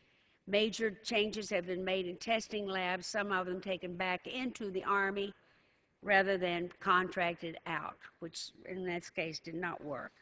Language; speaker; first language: English; native; English